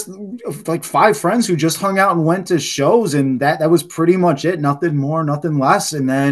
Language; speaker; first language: English; native; English